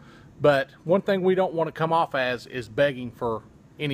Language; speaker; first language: English; native; English